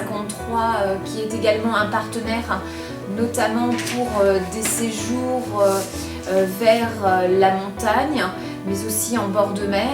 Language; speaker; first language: French; native; French